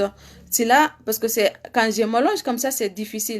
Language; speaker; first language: French; non-native, learner; Arabic